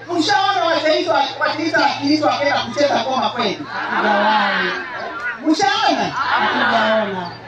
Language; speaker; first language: Swahili; non-native, local second language; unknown